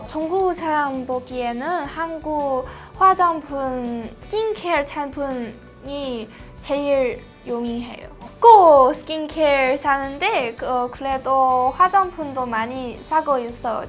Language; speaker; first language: Korean; non-native, fluent; Chinese